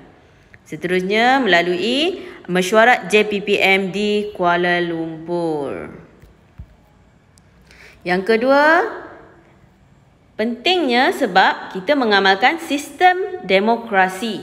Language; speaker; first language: Malay; native; Malay